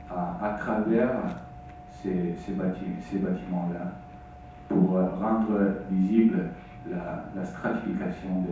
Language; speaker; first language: French; non-native, fluent; Italian